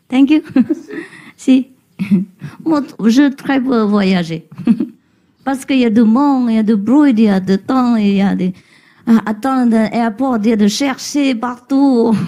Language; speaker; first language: French; non-native, learner; Vietnamese